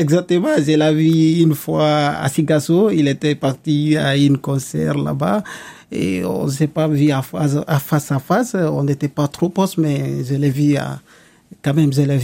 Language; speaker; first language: French; non-native, local second language; Mandingo